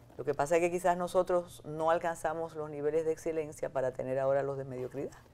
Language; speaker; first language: Spanish; native; Spanish